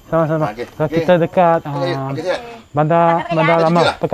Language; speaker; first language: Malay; non-native, local second language; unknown